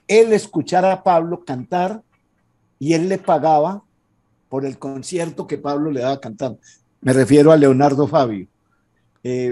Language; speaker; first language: Spanish; native; Spanish